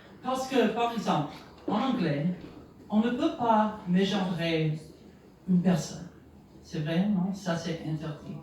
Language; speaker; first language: French; non-native, learner; English